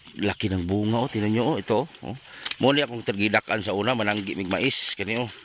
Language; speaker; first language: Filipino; non-native, local second language; Cebuano